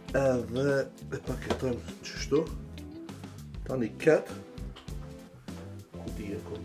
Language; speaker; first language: Albanian; native; Albanian